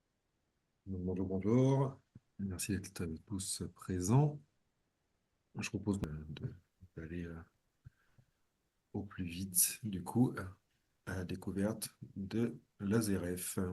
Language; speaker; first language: French; native; French